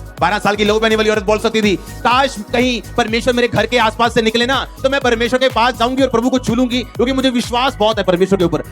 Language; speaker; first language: Hindi; non-native, local second language; Punjabi